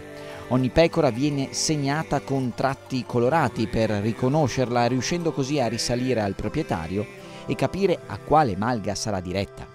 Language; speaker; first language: Italian; native; Italian